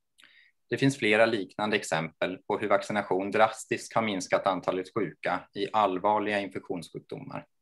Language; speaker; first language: Swedish; native; Swedish